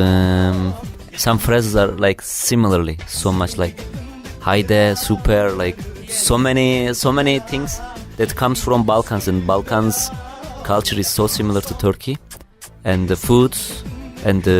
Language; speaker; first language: English; non-native, learner; Turkish